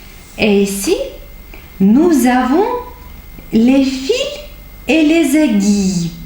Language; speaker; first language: French; non-native, fluent; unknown